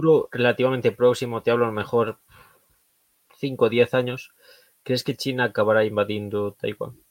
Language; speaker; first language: Spanish; native; Spanish